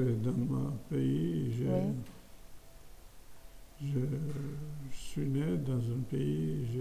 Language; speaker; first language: French; non-native, fluent; Albanian